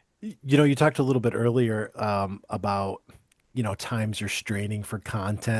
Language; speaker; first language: English; native; English